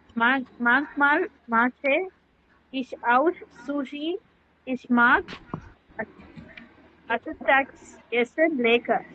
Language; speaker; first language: German; non-native, learner; Tamil